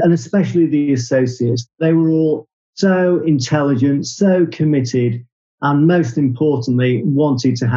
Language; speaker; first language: English; native; English